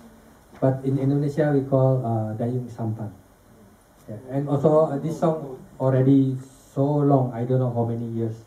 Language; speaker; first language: English; non-native, learner; Indonesian